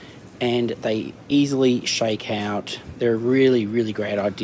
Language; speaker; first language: English; native; English